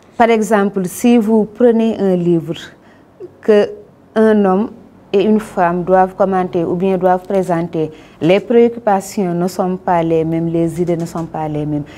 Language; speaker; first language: French; non-native, local second language; Wolof